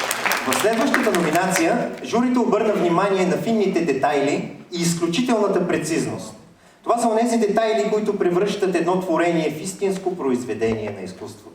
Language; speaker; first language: Bulgarian; native; Bulgarian